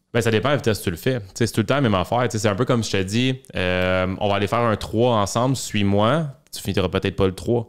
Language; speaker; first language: French; native; French